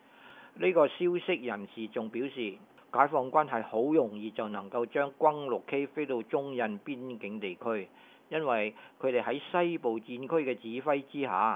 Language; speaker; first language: Chinese; non-native, local second language; Cantonese